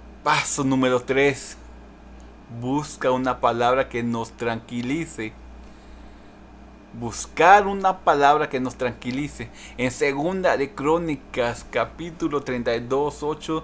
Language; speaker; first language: Spanish; early bilingual, heritage; Spanish